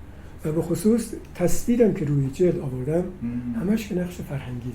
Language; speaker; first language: Persian; native; Persian